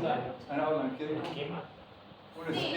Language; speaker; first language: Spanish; non-native, fluent; English